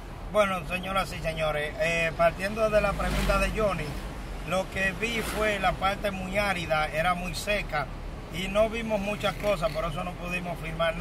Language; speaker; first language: Spanish; native; Spanish